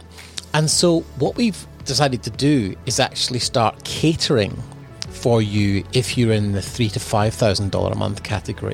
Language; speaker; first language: English; native; English